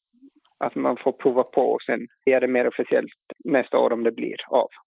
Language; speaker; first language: Swedish; non-native, fluent; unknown